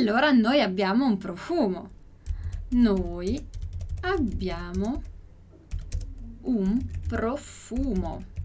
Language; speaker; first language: Italian; non-native, fluent; Portuguese